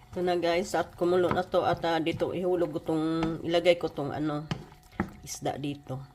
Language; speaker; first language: Filipino; non-native, local second language; Cebuano